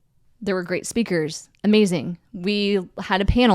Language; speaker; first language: English; native; English